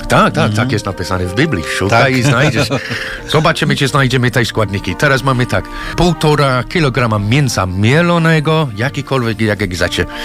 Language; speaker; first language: Polish; non-native, fluent; English